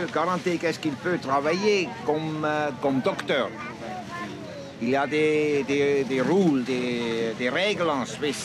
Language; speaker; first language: French; non-native, fluent; Swiss German